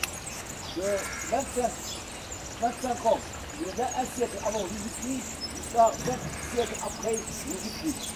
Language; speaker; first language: French; non-native, local second language; Arabic